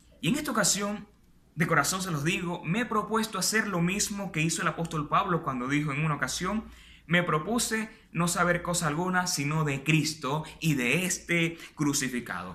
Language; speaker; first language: Spanish; native; Spanish